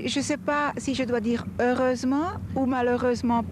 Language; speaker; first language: French; non-native, fluent; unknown